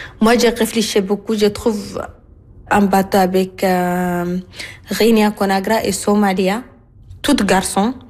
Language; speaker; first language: French; non-native, learner; Arabic